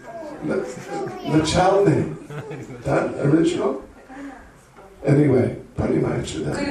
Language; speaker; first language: Russian; non-native, learner; English